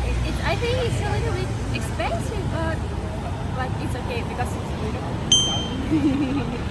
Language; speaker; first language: English; non-native, learner; Russian